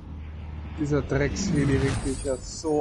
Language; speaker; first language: German; native; German